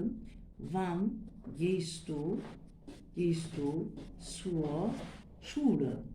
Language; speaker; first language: German; non-native, fluent; Turkish